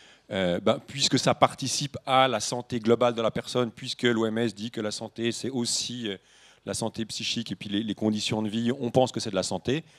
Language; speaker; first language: French; native; French